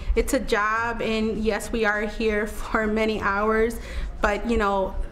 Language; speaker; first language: English; native; English